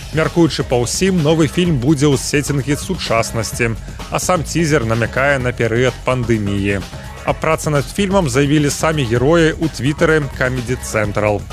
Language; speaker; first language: Belarusian; native; Belarusian